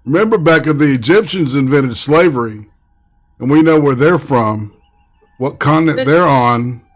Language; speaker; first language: English; native; English